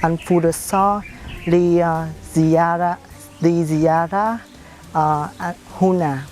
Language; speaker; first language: Arabic; non-native, learner; Vietnamese